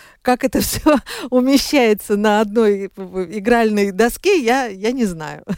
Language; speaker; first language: Russian; native; Russian